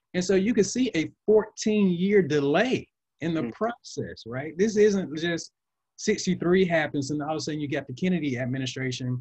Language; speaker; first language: English; native; English